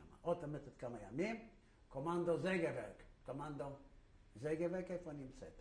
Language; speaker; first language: Hebrew; non-native, fluent; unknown